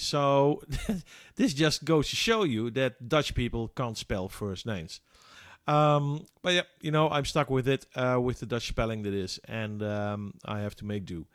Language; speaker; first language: English; non-native, fluent; Dutch